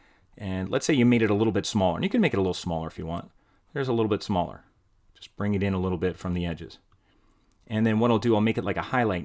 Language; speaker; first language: English; native; English